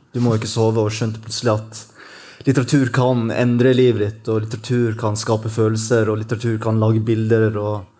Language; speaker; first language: Norwegian; native; Norwegian